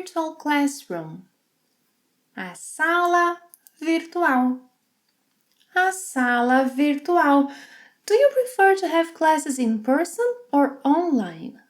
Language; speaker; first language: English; non-native, fluent; Portuguese